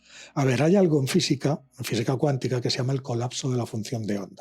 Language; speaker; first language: Spanish; native; Spanish